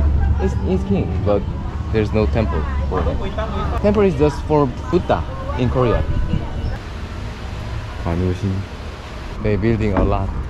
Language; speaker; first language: English; non-native, learner; Korean